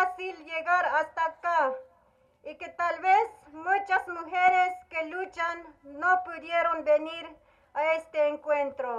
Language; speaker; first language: Spanish; non-native, local second language; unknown